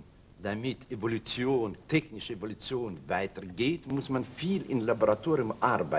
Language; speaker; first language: German; non-native, learner; Russian